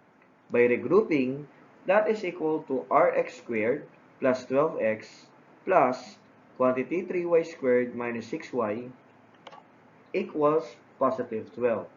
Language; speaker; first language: English; non-native, local second language; Filipino